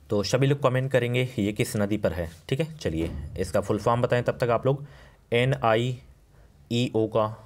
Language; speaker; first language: Hindi; native; Hindi